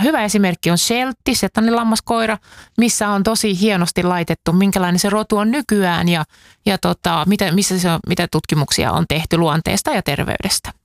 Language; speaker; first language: Finnish; native; Finnish